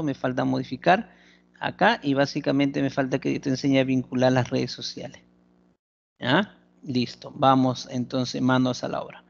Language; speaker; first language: Spanish; native; Spanish